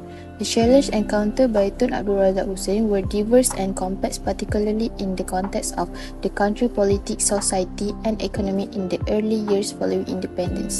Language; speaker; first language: English; non-native, local second language; Malay